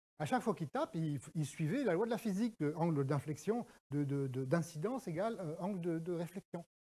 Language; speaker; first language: French; native; French